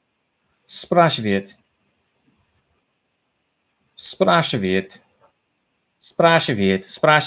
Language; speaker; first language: Russian; non-native, learner; English